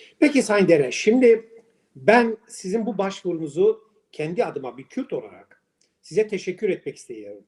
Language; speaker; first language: Turkish; non-native, local second language; Kurdish